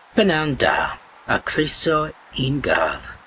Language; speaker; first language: Welsh; non-native, learner; English